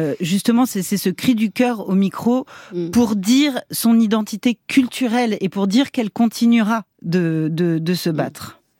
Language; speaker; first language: French; native; French